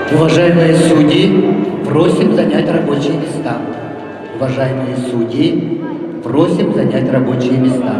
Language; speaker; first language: Russian; native; Russian